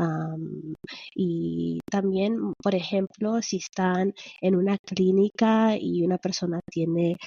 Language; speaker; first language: Spanish; early bilingual, heritage; Spanish